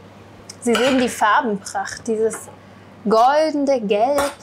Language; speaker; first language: German; native; German